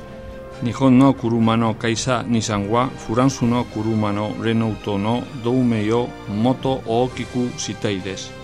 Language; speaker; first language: Japanese; non-native, learner; Spanish